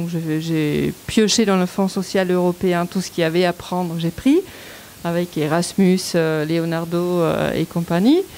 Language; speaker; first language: French; non-native, fluent; German